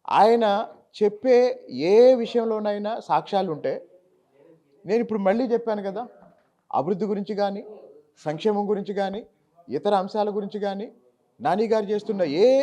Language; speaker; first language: Telugu; native; Telugu